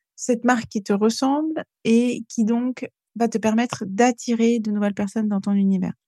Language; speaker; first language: French; native; French